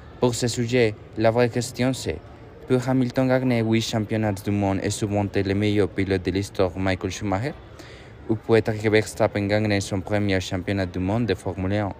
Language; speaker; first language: French; non-native, learner; Spanish